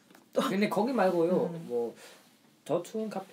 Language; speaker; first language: Korean; non-native, learner; German